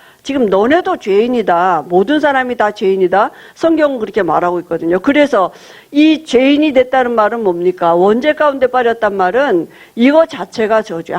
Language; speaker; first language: Korean; native; Korean